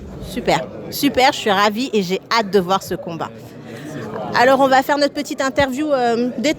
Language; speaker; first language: French; native; French